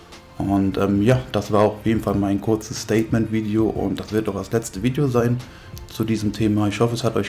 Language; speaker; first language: German; native; German